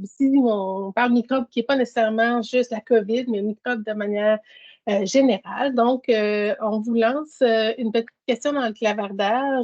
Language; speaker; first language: French; native; French